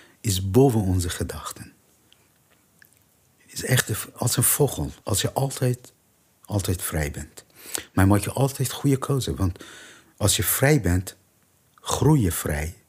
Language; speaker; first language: Dutch; non-native, learner; Persian